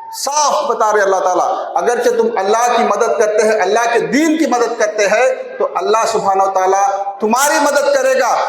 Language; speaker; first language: Urdu; non-native, local second language; Telugu